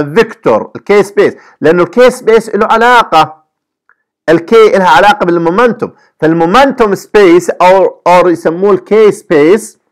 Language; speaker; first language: Arabic; native; Arabic